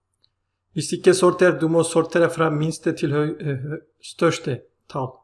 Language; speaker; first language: Norwegian; non-native, learner; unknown